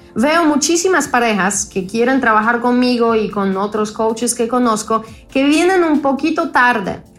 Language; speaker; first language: Spanish; non-native, fluent; Polish